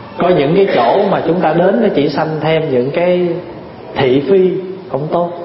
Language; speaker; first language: Vietnamese; early bilingual, heritage; Vietnamese